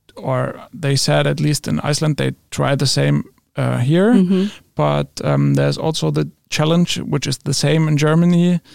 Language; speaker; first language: English; non-native, fluent; German